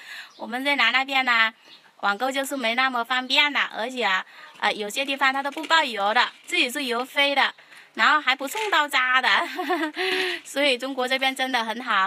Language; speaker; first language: Chinese; non-native, fluent; Vietnamese